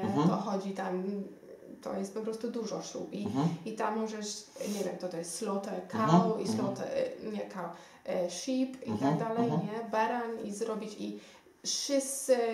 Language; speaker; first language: Polish; non-native, learner; Xhosa